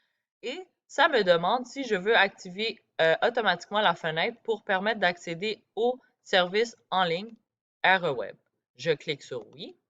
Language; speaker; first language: French; native; French